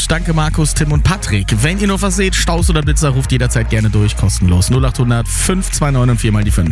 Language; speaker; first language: German; native; German